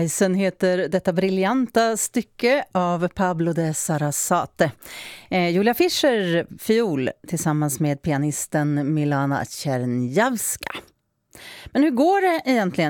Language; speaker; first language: Swedish; native; Swedish